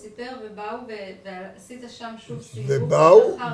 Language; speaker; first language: Hebrew; native; Hebrew